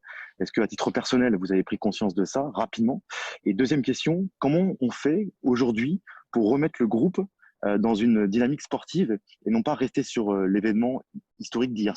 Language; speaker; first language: French; native; French